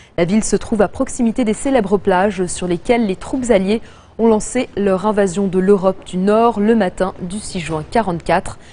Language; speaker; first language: French; non-native, local second language; Arabic